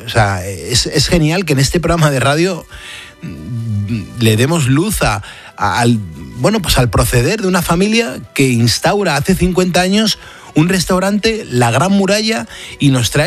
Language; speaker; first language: Spanish; native; Spanish